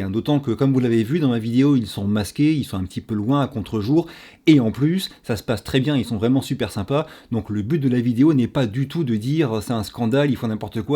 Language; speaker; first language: French; native; French